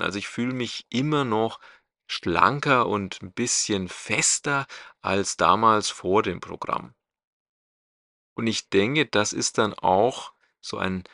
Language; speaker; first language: German; native; German